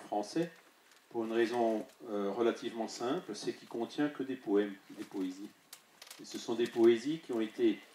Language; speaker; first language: French; native; French